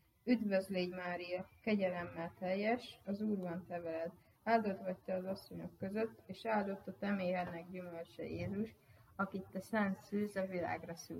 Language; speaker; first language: Hungarian; native; Hungarian